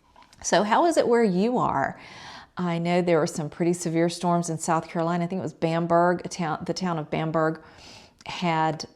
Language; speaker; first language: English; native; English